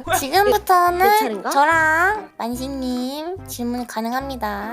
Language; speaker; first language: Korean; native; Korean